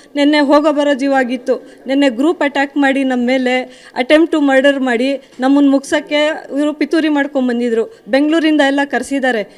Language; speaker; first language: Kannada; non-native, local second language; Urdu